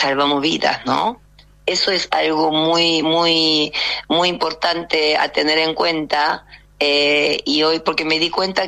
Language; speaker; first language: Spanish; early bilingual, other home language; Korean